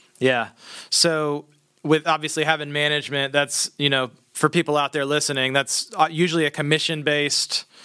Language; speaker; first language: English; native; English